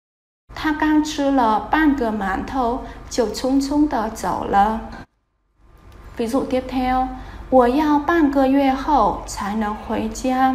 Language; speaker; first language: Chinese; non-native, fluent; Vietnamese